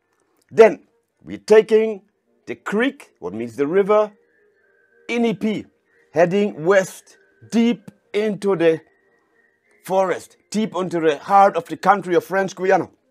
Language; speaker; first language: English; non-native, fluent; German